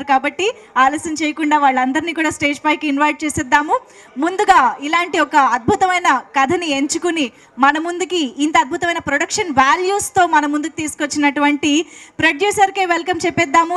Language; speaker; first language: Telugu; native; Telugu